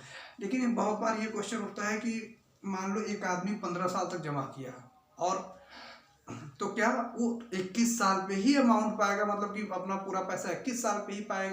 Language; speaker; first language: Hindi; native; Hindi